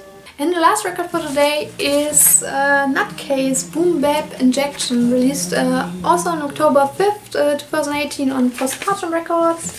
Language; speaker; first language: English; non-native, fluent; German